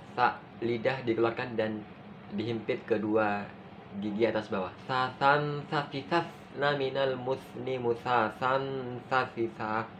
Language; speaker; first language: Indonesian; non-native, local second language; Madurese